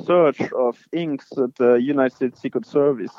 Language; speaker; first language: English; non-native, fluent; French